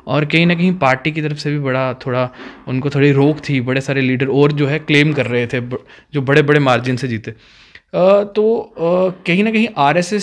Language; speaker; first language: Hindi; non-native, local second language; Kashmiri